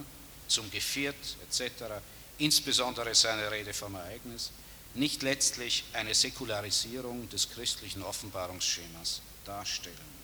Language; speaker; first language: German; native; German